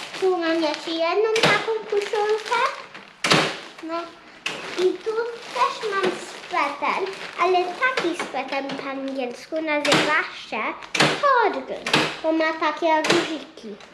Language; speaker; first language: Polish; early bilingual, heritage; Polish